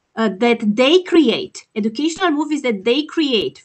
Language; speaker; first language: English; non-native, fluent; Romanian